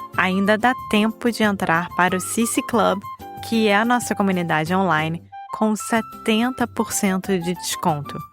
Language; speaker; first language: Portuguese; native; Portuguese